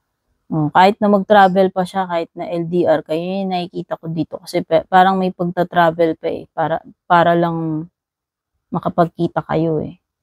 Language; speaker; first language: Filipino; native; Filipino